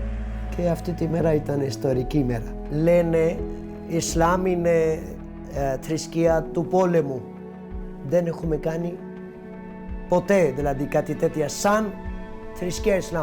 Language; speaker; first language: Greek; non-native, learner; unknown